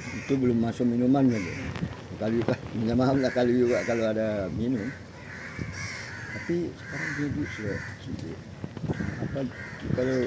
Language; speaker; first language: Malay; non-native, local second language; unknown